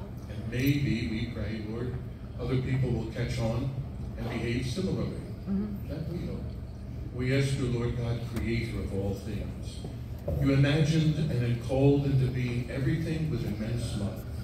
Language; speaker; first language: English; native; English